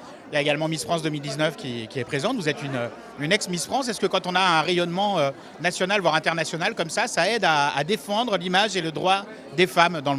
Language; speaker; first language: French; native; French